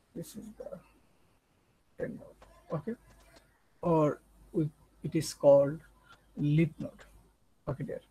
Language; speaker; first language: English; non-native, local second language; Bangla